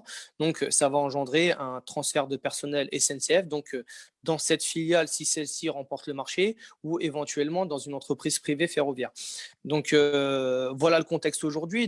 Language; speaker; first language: French; native; French